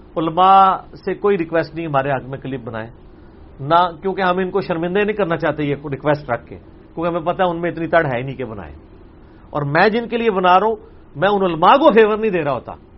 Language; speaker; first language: Urdu; native; Urdu